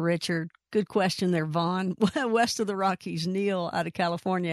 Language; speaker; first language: English; native; English